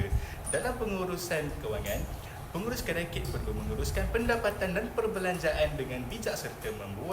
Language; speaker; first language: Malay; native; Malay